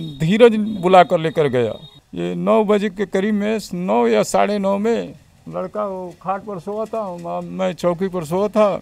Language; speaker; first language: Hindi; native; Hindi